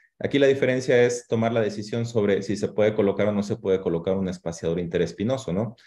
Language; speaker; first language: Spanish; native; Spanish